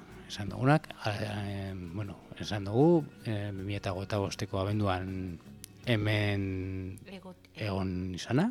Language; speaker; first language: Basque; native; Basque